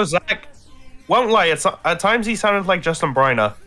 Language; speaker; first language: English; native; English